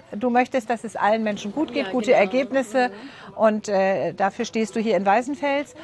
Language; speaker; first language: German; native; German